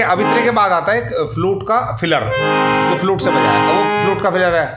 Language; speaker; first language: Hindi; native; Hindi